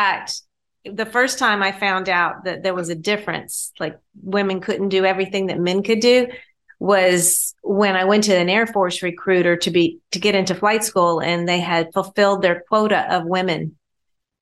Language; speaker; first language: English; native; English